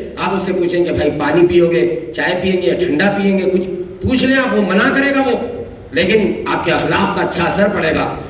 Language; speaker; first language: Urdu; native; Urdu